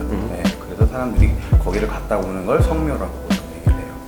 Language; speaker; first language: Korean; native; Korean